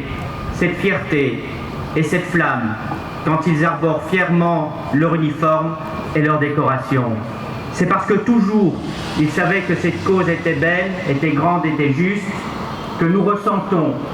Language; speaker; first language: French; native; French